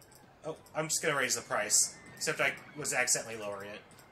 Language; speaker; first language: English; native; English